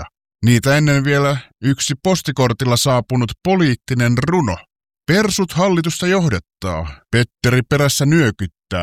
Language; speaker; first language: Finnish; native; Finnish